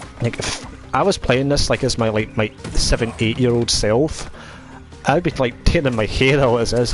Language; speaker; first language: English; native; English